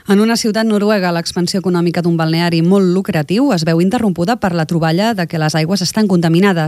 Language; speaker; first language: Catalan; native; Catalan